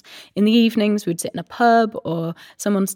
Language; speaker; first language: English; native; English